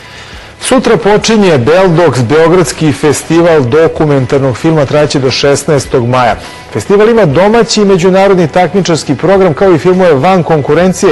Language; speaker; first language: Serbian; native; Serbian